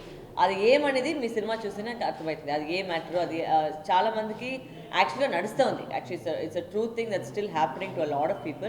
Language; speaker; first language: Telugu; non-native, local second language; Tamil